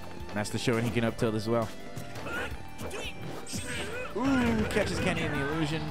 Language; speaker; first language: English; native; English